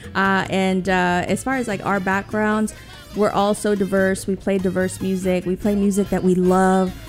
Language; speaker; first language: English; early bilingual, other home language; Spanish